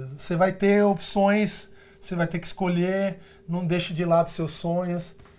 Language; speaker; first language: Portuguese; early bilingual, other home language; Spanish